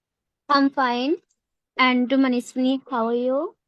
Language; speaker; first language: English; non-native, learner; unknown